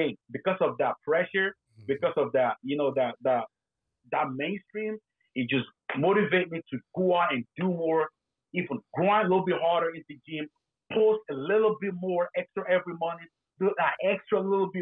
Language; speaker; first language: English; native; English